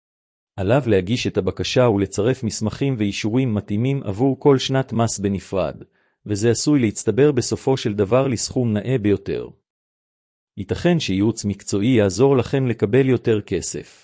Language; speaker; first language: Hebrew; native; Hebrew